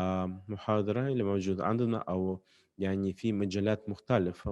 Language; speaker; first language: Arabic; non-native, fluent; Russian